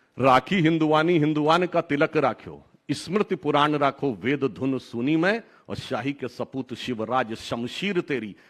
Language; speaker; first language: Hindi; native; Hindi